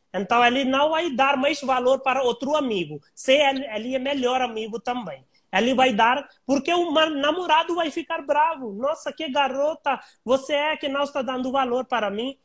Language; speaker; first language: Portuguese; non-native, learner; Hindi